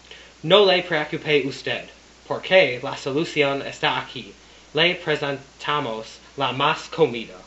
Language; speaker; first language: Spanish; non-native, learner; English